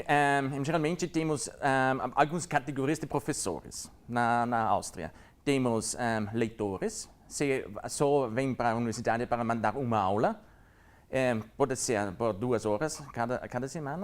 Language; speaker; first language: Portuguese; non-native, learner; German